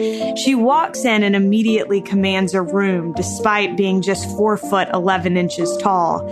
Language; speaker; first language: English; native; English